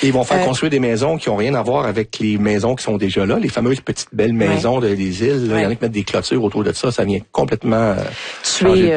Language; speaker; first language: French; native; French